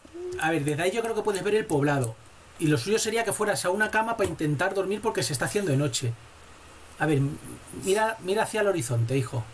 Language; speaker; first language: Spanish; native; Spanish